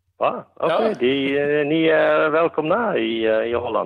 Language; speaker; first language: Swedish; non-native, fluent; Dutch